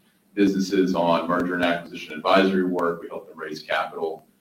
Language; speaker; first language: English; native; English